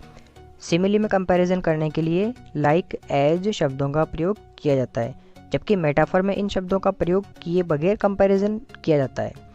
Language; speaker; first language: Hindi; native; Hindi